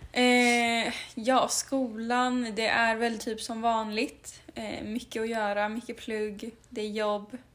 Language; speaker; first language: Swedish; native; Swedish